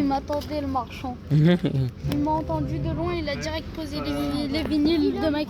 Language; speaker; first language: French; native; French